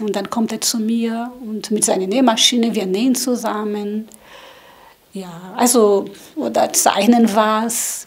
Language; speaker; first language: German; non-native, learner; Portuguese